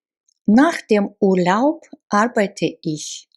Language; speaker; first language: German; non-native, fluent; Russian